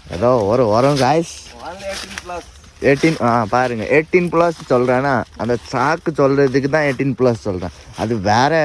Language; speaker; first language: Tamil; non-native, learner; Nepali